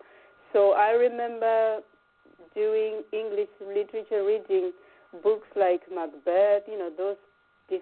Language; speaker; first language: English; non-native, local second language; Shona